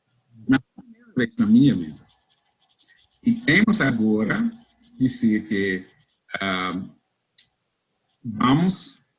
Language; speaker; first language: Portuguese; non-native, fluent; English